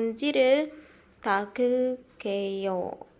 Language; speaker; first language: Korean; non-native, fluent; Indonesian